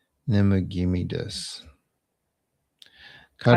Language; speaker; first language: Japanese; non-native, learner; English